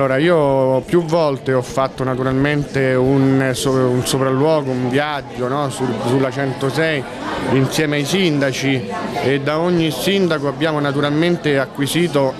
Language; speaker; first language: Italian; native; Italian